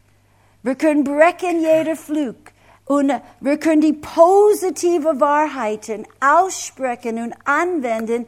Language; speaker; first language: German; non-native, fluent; English